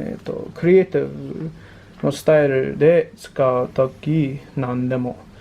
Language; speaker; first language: Japanese; non-native, learner; English